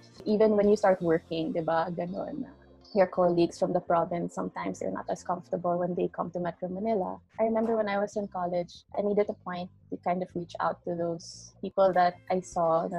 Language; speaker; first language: English; non-native, local second language; Cebuano